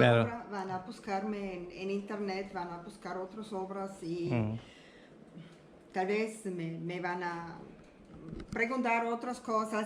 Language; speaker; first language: Spanish; non-native, learner; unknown